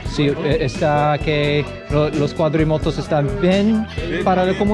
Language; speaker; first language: Spanish; non-native, learner; English